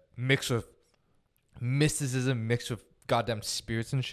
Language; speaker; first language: English; native; English